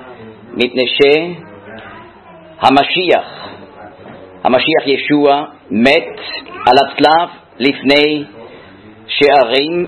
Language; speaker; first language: Hebrew; non-native, fluent; German